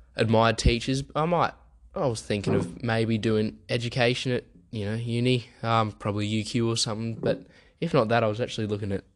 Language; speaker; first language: English; early bilingual, other home language; German